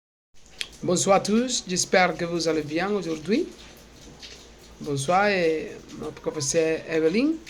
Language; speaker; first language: French; non-native, learner; Spanish